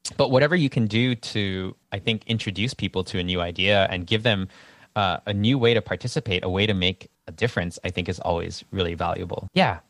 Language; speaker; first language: English; native; English